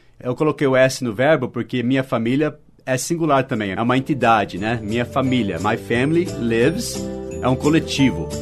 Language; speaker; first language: Portuguese; non-native, fluent; English